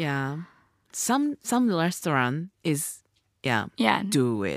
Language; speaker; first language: English; non-native, learner; Japanese